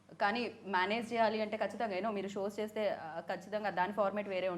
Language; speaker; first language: Telugu; native; Telugu